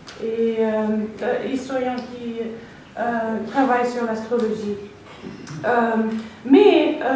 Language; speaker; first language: French; non-native, fluent; English